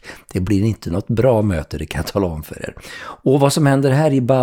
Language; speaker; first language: Swedish; native; Swedish